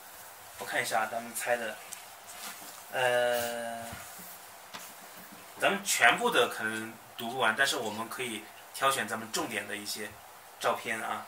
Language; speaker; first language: Chinese; native; Chinese